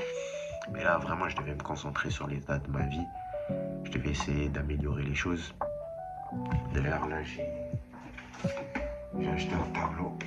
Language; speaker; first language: French; native; French